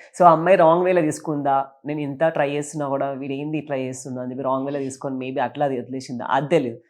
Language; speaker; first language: Telugu; native; Telugu